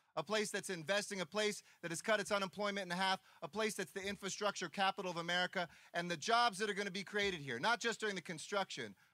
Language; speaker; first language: English; native; English